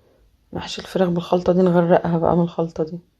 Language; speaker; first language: Arabic; native; Arabic